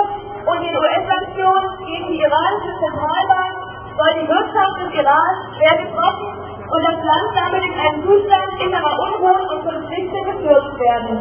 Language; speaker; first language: German; native; German